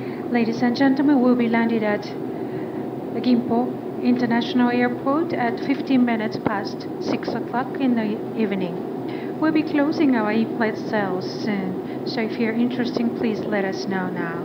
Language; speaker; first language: English; non-native, fluent; Japanese